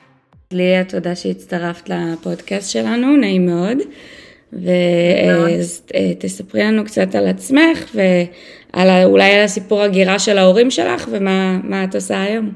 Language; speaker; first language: Hebrew; early bilingual, other home language; Russian